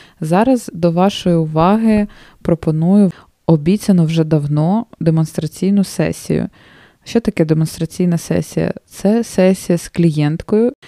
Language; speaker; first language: Ukrainian; native; Ukrainian